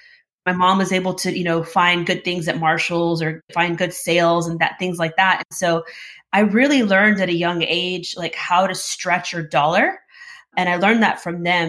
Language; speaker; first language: English; native; English